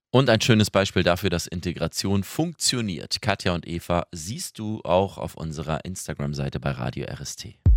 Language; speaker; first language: German; native; German